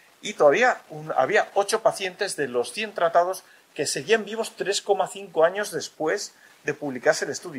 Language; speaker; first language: Spanish; native; Spanish